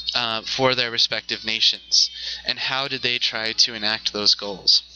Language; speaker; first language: English; native; English